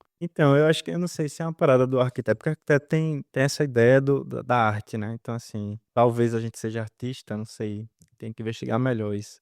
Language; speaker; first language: Portuguese; native; Portuguese